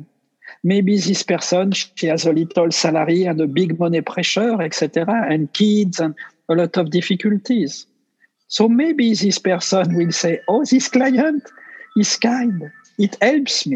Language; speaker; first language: English; non-native, fluent; French